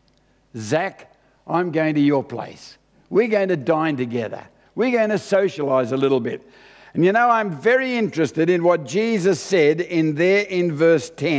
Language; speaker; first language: English; native; English